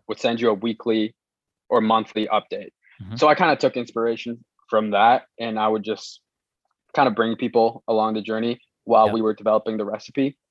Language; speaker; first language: English; non-native, local second language; Cantonese